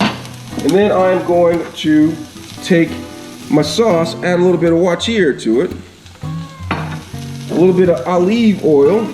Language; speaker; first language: English; native; English